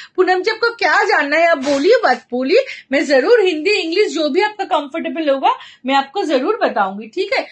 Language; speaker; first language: Hindi; non-native, local second language; Bangla